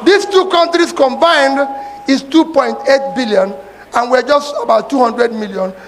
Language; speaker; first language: English; non-native, local second language; Igbo